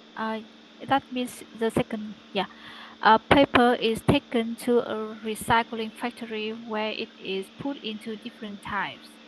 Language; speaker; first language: English; non-native, learner; Vietnamese